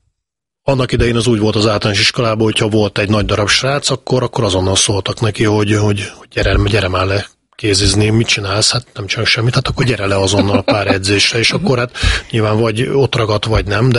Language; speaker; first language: Hungarian; native; Hungarian